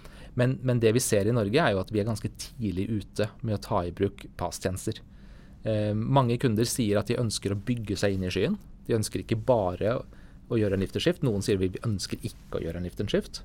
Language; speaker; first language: Norwegian; native; Norwegian